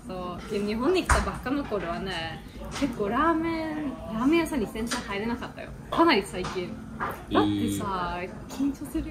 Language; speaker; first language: Japanese; non-native, fluent; Swedish